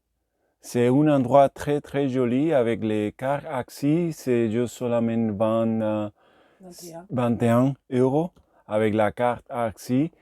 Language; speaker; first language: French; non-native, learner; Spanish